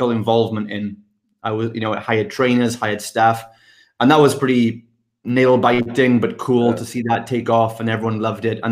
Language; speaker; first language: English; native; English